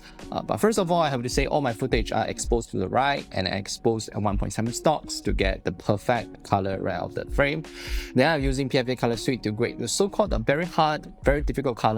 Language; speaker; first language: English; non-native, fluent; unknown